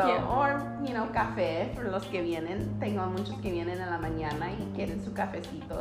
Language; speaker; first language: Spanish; early bilingual, heritage; Spanish